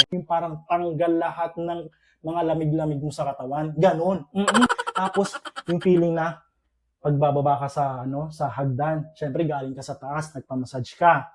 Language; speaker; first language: Filipino; non-native, local second language; Iloko